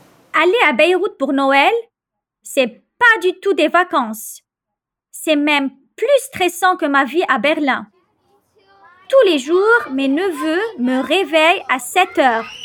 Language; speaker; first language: French; non-native, local second language; Arabic